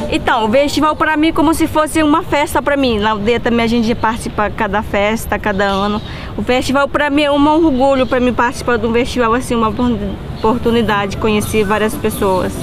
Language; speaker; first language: Portuguese; non-native, local second language; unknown